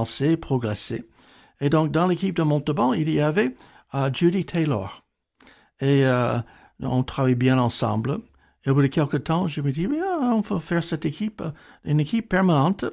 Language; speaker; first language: French; non-native, fluent; English